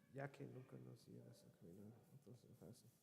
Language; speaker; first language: Spanish; early bilingual, heritage; Spanish